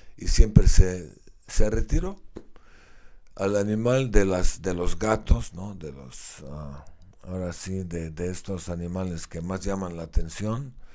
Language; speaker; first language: Spanish; non-native, fluent; Slovenian